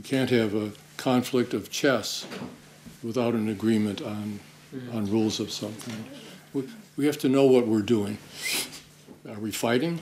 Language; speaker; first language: English; native; English